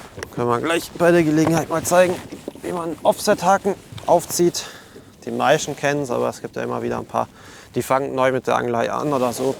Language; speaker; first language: German; native; German